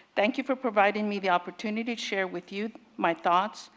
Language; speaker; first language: English; native; English